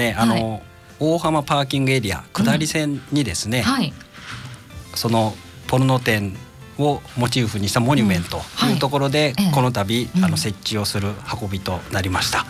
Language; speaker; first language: Japanese; native; Japanese